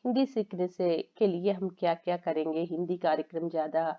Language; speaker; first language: Hindi; non-native, local second language; Telugu